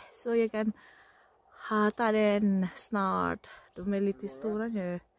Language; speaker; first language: Swedish; non-native, learner; Filipino